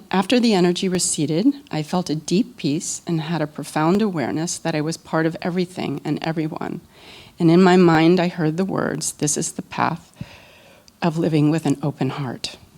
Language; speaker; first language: English; native; English